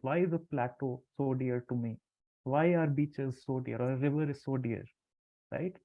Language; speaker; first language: English; non-native, local second language; Hindi